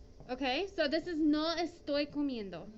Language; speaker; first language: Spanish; non-native, fluent; English